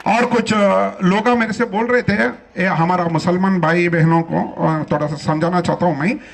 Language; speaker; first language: Hindi; non-native, local second language; Telugu